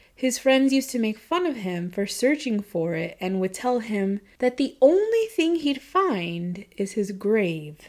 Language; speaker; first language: English; native; English